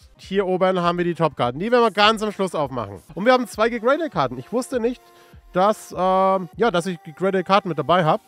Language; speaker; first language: German; native; German